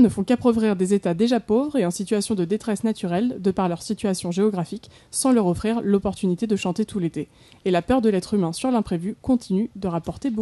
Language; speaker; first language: French; native; French